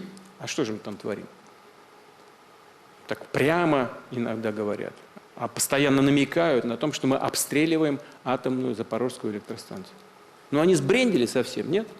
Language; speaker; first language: Russian; native; Russian